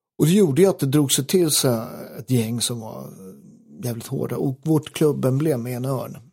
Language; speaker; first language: Swedish; native; Swedish